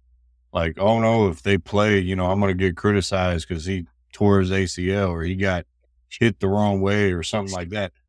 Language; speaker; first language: English; native; English